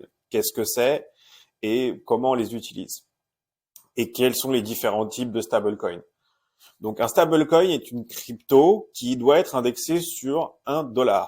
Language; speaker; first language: French; native; French